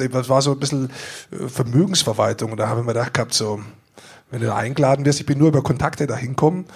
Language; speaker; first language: German; native; German